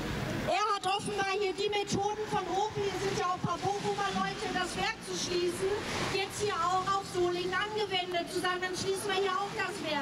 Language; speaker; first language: German; native; German